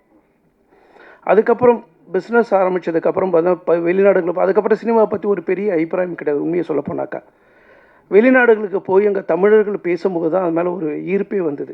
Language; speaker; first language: Tamil; native; Tamil